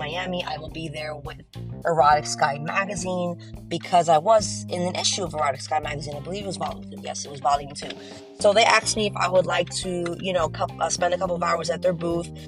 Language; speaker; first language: English; native; English